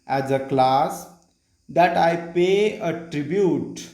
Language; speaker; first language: English; non-native, local second language; Marathi